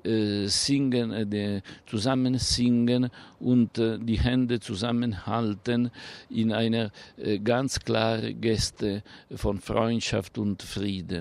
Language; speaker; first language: German; non-native, fluent; Italian